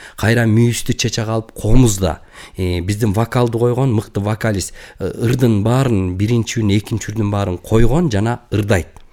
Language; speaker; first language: Kyrgyz; native; Kyrgyz